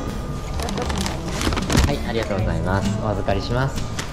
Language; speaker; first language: Japanese; native; Japanese